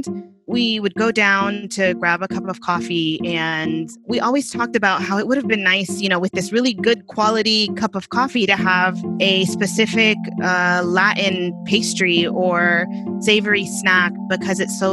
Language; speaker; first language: English; early bilingual, other home language; Spanish